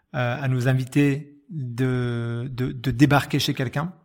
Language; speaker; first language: French; native; French